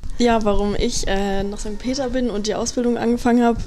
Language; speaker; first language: German; native; German